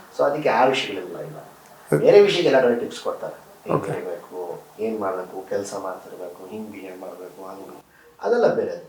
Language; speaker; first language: Kannada; non-native, local second language; Urdu